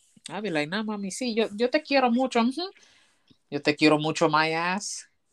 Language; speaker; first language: Spanish; early bilingual, heritage; Spanish